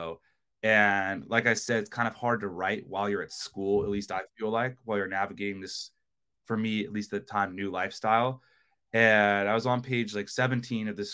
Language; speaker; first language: English; native; English